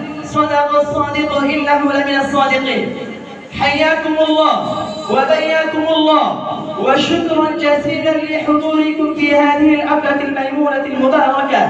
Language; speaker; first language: Arabic; non-native, learner; Bangla